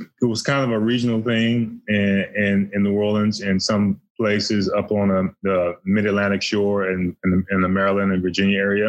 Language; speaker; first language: English; native; English